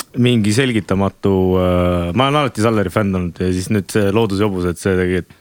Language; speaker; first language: Estonian; non-native, local second language; Russian